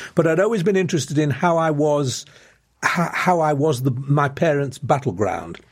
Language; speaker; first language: English; early bilingual, other home language; Lithuanian